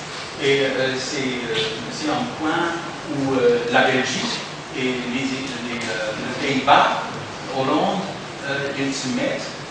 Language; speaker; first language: French; non-native, fluent; German